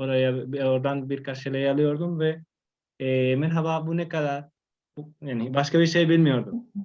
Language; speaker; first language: Turkish; non-native, fluent; Spanish